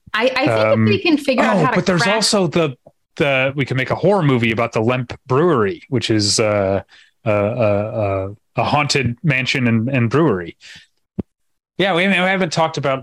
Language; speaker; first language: English; native; English